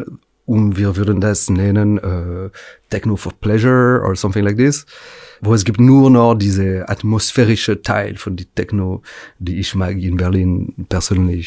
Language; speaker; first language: German; non-native, fluent; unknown